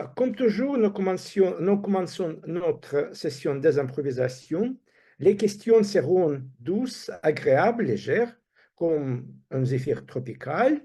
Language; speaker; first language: French; non-native, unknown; Russian